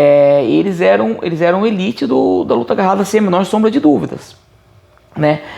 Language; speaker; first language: Portuguese; native; Portuguese